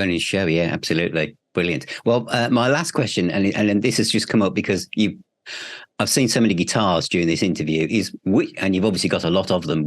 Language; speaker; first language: English; native; English